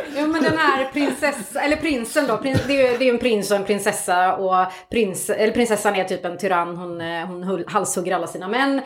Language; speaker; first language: Swedish; native; Swedish